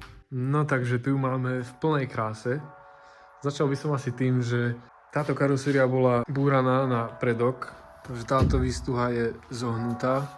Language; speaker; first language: Slovak; native; Slovak